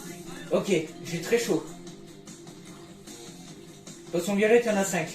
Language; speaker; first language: French; native; French